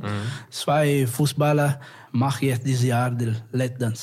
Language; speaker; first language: German; non-native, learner; Portuguese